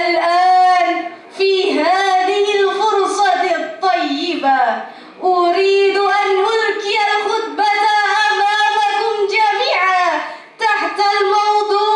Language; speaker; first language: Arabic; non-native, learner; Indonesian